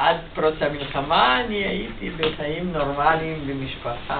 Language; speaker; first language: Hebrew; non-native, fluent; Yiddish